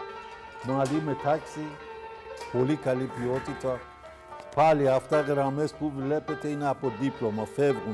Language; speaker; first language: Greek; non-native, fluent; Persian